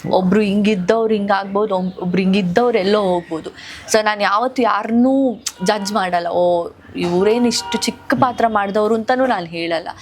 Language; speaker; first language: Kannada; non-native, local second language; Tulu